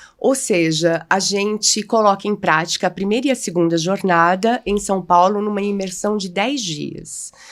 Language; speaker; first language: Portuguese; native; Portuguese